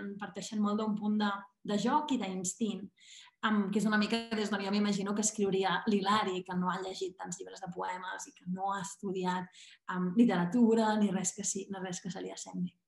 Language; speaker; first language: Catalan; native; Catalan